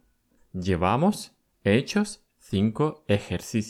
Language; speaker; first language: Spanish; non-native, fluent; Russian